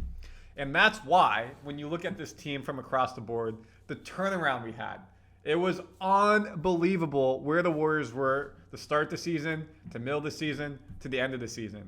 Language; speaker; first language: English; native; English